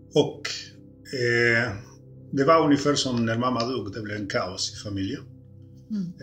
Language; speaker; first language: Swedish; early bilingual, other home language; Spanish